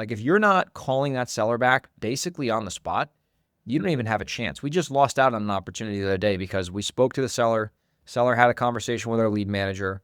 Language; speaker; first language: English; native; English